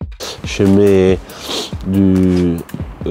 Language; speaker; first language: French; non-native, learner; Spanish